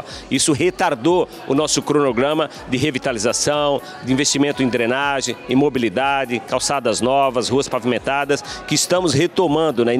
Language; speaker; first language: Portuguese; native; Portuguese